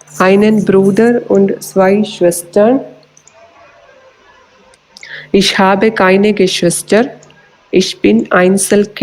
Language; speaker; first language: German; non-native, learner; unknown